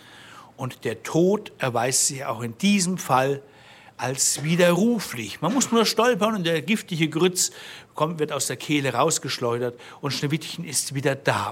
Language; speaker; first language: German; native; German